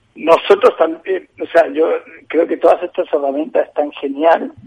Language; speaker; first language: Spanish; native; Spanish